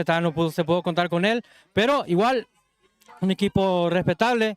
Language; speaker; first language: Spanish; native; Spanish